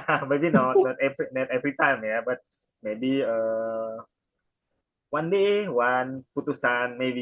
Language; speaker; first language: English; non-native, learner; Indonesian